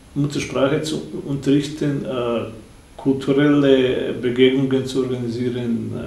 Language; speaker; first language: German; non-native, fluent; Bosnian